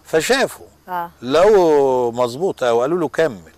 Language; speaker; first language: Arabic; native; Arabic